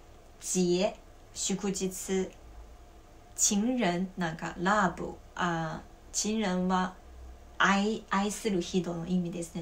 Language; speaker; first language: Japanese; non-native, fluent; Chinese